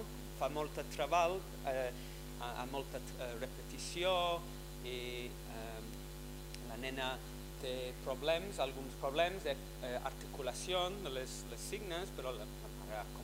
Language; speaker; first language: Catalan; non-native, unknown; English